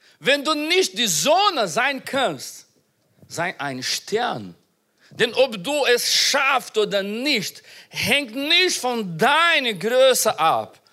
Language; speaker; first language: German; non-native, fluent; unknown